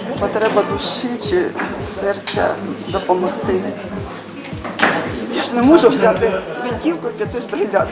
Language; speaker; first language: Ukrainian; non-native, local second language; Russian